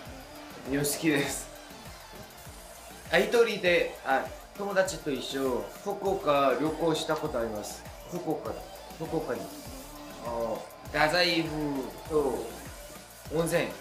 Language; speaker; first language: Japanese; non-native, learner; Korean